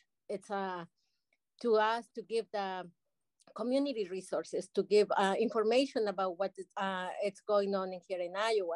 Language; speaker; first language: English; non-native, learner; Spanish